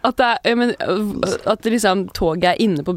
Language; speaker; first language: Norwegian; native; Norwegian